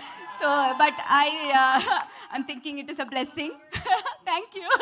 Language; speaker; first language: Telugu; non-native, learner; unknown